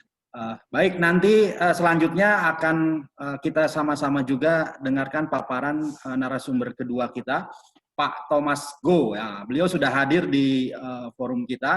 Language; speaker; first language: Indonesian; native; Indonesian